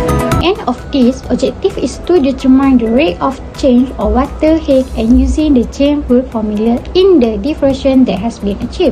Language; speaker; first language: English; non-native, local second language; Malay